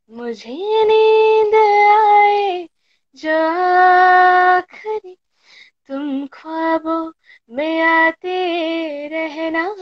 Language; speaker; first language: Hindi; native; Hindi